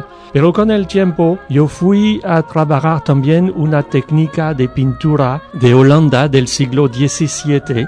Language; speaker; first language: Spanish; non-native, learner; French